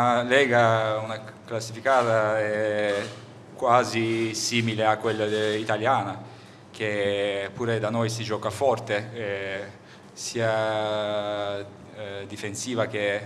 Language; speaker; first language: Italian; non-native, fluent; Turkish